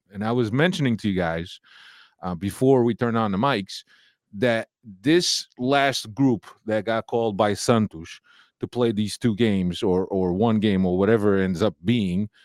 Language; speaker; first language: English; native; English